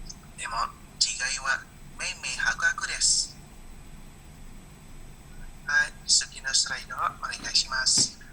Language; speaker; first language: Japanese; non-native, learner; Indonesian